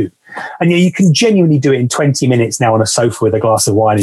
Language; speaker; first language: English; native; English